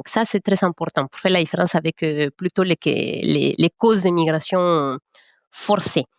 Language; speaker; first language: French; non-native, fluent; Spanish